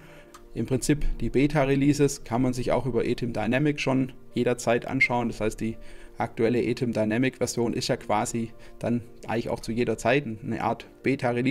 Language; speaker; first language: German; native; German